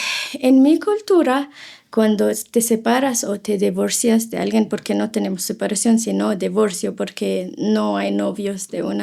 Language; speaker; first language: Spanish; non-native, fluent; Arabic